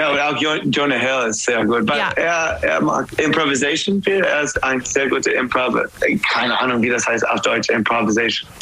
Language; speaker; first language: German; non-native, learner; English